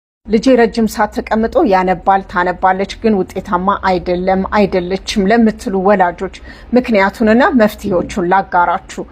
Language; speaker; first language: Amharic; native; Amharic